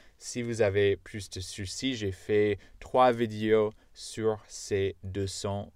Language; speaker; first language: French; non-native, fluent; English